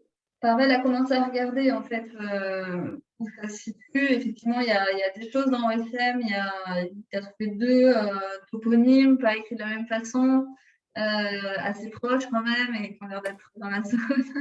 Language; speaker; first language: French; native; French